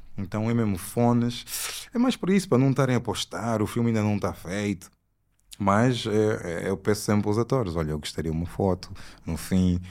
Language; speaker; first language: Portuguese; native; Portuguese